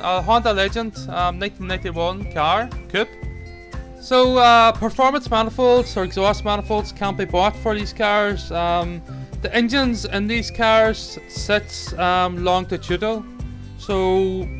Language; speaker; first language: English; native; English